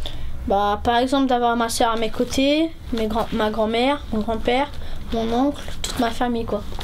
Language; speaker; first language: French; early bilingual, other home language; Romanian